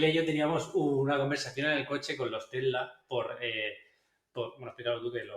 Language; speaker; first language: Spanish; native; Spanish